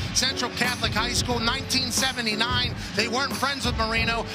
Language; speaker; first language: English; native; English